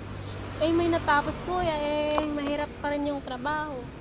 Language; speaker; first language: Filipino; non-native, local second language; Cebuano